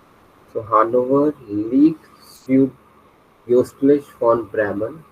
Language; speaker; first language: German; non-native, fluent; Hindi